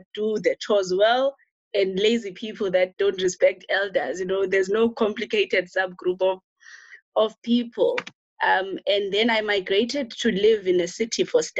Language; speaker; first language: English; non-native, local second language; Xhosa